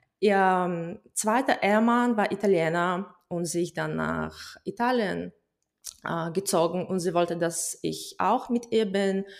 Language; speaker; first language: German; non-native, fluent; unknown